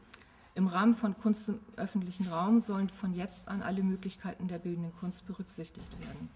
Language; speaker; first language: German; native; German